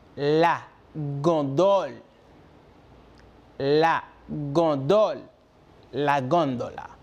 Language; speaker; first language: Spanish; non-native, fluent; French